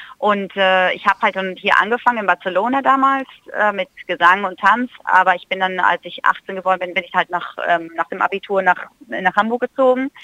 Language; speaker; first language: German; early bilingual, heritage; German